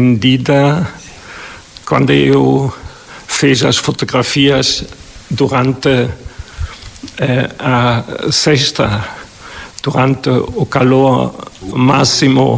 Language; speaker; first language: Portuguese; non-native, fluent; German